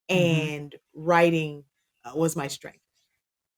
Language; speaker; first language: English; native; English